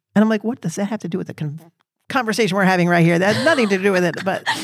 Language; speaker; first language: English; native; English